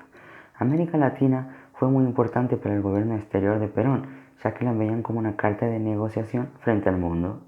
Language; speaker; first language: Spanish; native; Spanish